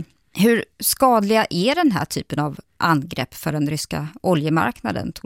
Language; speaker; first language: Swedish; native; Swedish